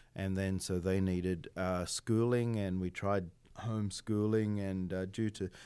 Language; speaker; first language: English; native; English